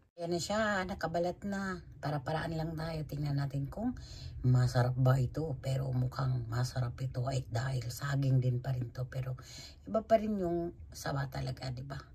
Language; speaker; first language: Filipino; non-native, local second language; Cebuano